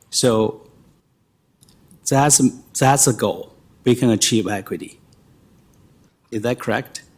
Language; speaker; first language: English; non-native, fluent; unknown